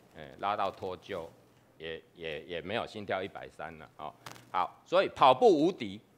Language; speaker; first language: Chinese; native; Chinese